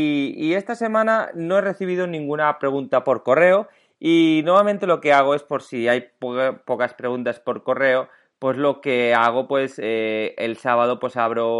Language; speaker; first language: Spanish; native; Spanish